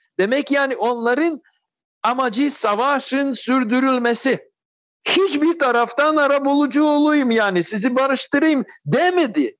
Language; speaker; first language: Turkish; non-native, fluent; Russian